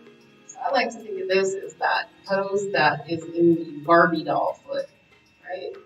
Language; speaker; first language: English; native; English